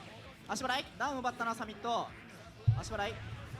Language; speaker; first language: Japanese; native; Japanese